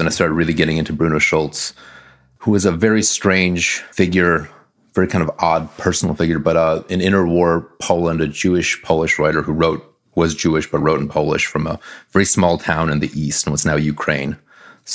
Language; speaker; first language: English; native; English